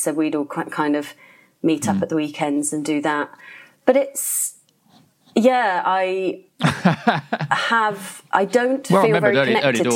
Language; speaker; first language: English; native; English